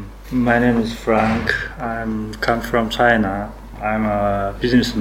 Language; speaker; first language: English; non-native, learner; Chinese